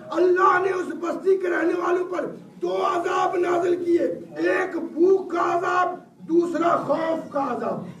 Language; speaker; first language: Urdu; non-native, local second language; Punjabi